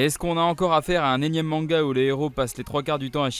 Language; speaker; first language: French; native; French